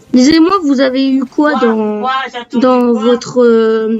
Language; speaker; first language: French; native; French